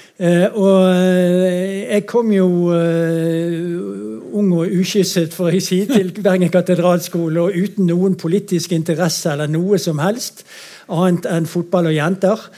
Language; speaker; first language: Norwegian; native; Norwegian